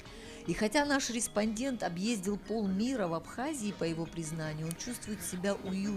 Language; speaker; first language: Russian; native; Russian